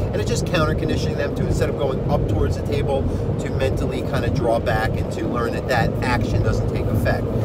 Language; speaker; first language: English; native; English